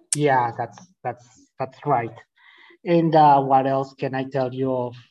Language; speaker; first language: English; non-native, fluent; Spanish